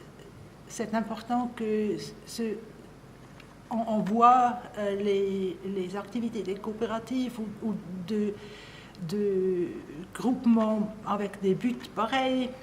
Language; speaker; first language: French; non-native, local second language; German